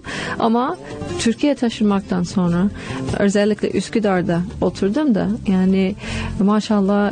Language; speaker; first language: Turkish; non-native, fluent; English